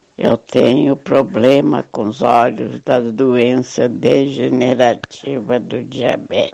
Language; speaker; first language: Portuguese; native; Portuguese